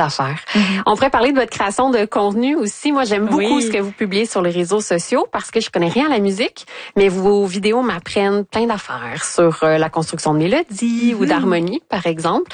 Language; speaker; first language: French; native; French